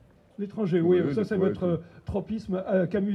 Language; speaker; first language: French; native; French